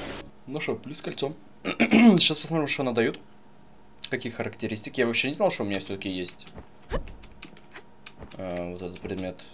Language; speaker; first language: Russian; native; Russian